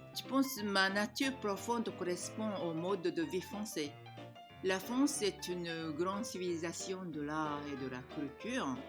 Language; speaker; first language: French; non-native, fluent; Japanese